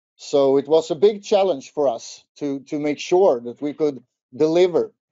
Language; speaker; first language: English; non-native, fluent; Swedish